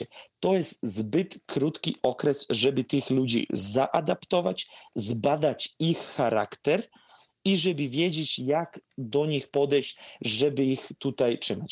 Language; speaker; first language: Polish; non-native, fluent; Serbian